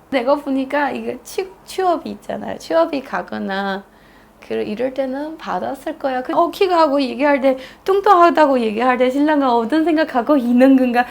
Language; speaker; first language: Korean; non-native, fluent; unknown